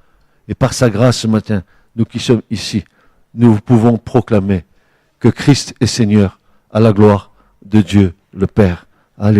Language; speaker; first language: French; native; French